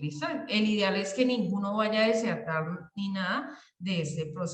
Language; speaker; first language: Spanish; native; Spanish